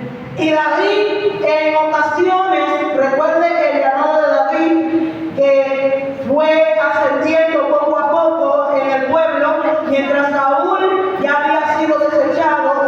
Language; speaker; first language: Spanish; native; Spanish